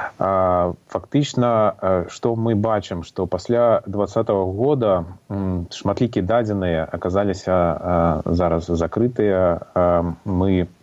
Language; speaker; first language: Belarusian; non-native, local second language; Russian